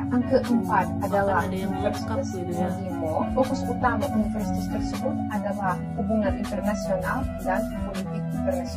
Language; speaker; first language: Indonesian; non-native, fluent; Russian